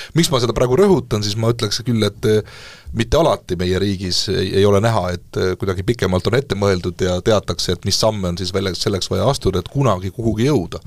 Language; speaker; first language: Estonian; native; Estonian